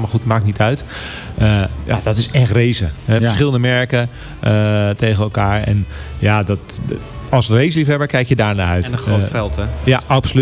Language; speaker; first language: Dutch; native; Dutch